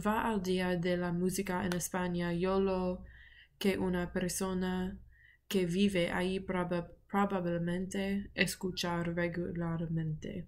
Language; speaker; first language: Spanish; non-native, learner; English